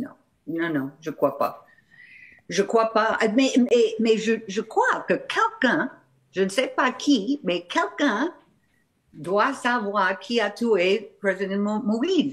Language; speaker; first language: French; non-native, fluent; English